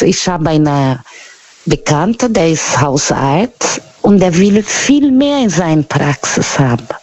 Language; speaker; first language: German; non-native, learner; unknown